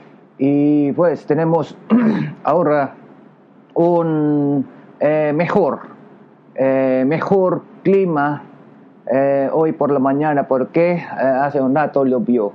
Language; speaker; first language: Spanish; non-native, learner; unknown